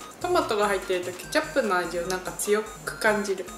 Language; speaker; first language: Japanese; native; Japanese